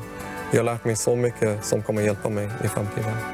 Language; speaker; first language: Swedish; early bilingual, other home language; Persian